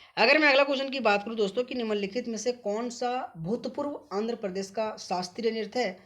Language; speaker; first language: Hindi; native; Hindi